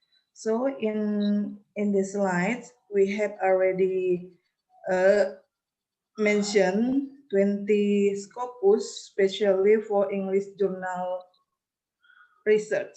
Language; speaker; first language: English; non-native, learner; Indonesian